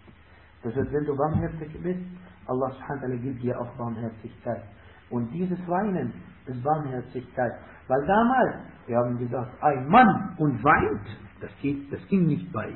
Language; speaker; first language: German; non-native, fluent; Arabic